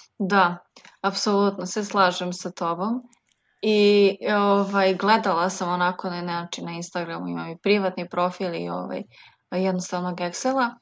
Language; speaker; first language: Serbian; native; Serbian